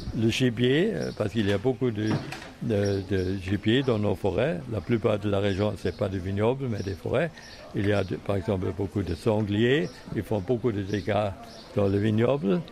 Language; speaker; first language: French; non-native, fluent; German